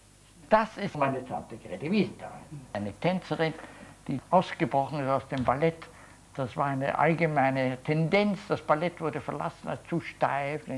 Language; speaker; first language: German; native; German